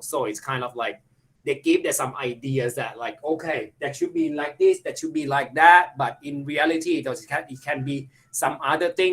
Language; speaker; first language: English; non-native, fluent; Thai